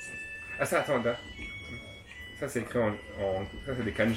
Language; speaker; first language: French; native; French